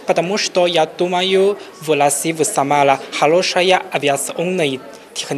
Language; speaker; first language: Russian; non-native, learner; Chinese